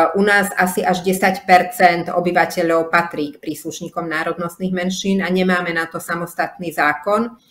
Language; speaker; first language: Slovak; native; Slovak